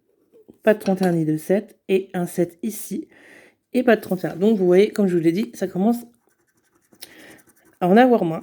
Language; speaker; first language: French; native; French